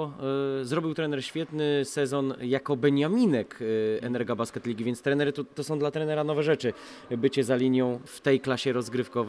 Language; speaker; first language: Polish; native; Polish